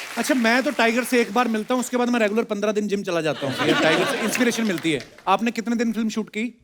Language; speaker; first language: Hindi; non-native, local second language; Punjabi